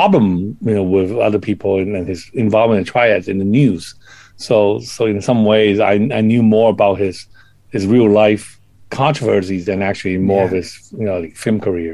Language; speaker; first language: English; non-native, local second language; Cantonese